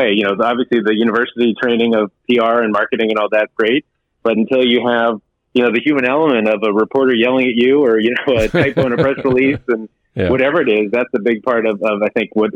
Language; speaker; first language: English; native; English